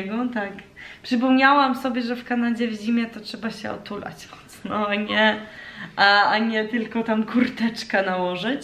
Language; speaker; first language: Polish; early bilingual, heritage; Polish